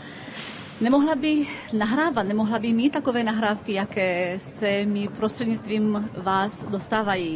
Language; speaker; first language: Czech; early bilingual, heritage; Czech